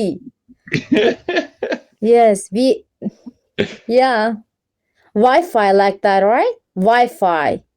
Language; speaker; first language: English; non-native, learner; Turkish